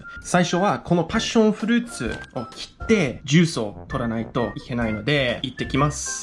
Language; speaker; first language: Japanese; non-native, fluent; English